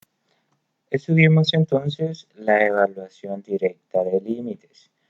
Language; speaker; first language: Spanish; native; Spanish